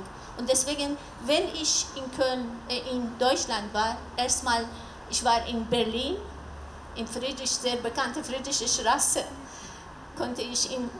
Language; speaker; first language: German; non-native, learner; Persian